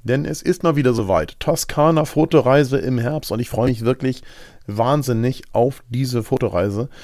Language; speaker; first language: German; native; German